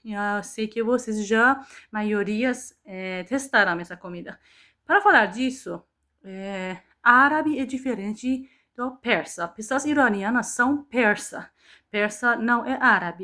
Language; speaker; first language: Portuguese; non-native, fluent; Persian